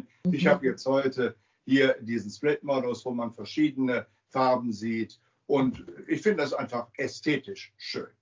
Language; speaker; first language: German; native; German